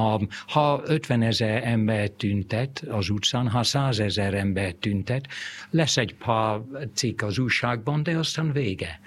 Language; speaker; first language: Hungarian; non-native, fluent; English